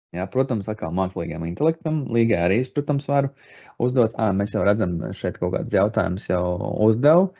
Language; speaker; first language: Latvian; native; Latvian